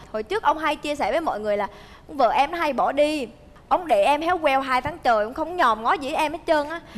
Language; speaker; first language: Vietnamese; early bilingual, heritage; Vietnamese